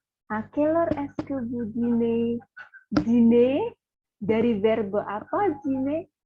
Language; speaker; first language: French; non-native, fluent; Indonesian